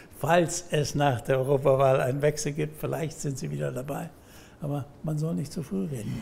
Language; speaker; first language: German; native; German